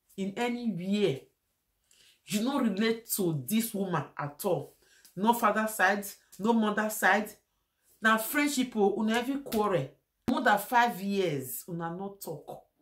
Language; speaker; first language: Nigerian Pidgin; native; Nigerian Pidgin